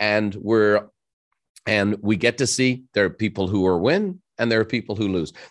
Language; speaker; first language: English; native; English